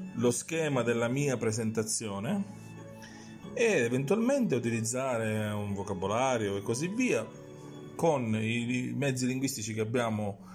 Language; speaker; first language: Italian; native; Italian